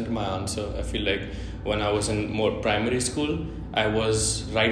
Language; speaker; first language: English; non-native, local second language; Hindi